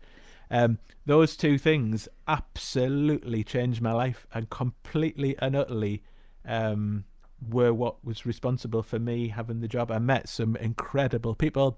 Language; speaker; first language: English; native; English